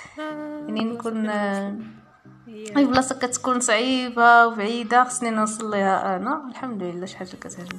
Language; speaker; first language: Arabic; native; Arabic